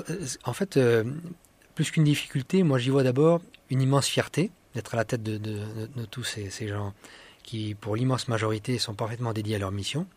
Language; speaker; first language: French; native; French